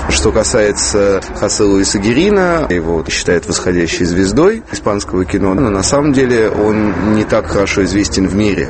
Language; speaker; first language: Russian; native; Russian